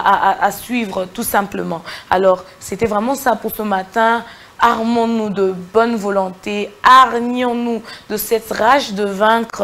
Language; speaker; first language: French; non-native, local second language; Lingala